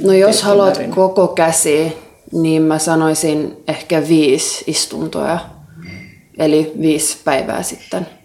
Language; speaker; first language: Finnish; non-native, local second language; Swedish